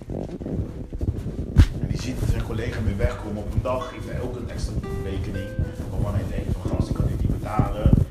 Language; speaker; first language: Dutch; non-native, local second language; Papiamento